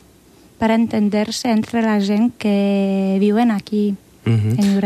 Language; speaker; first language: Catalan; non-native, learner; Polish